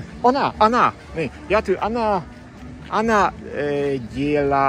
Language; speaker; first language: Russian; non-native, learner; Finnish